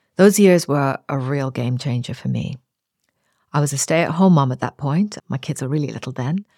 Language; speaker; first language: English; native; English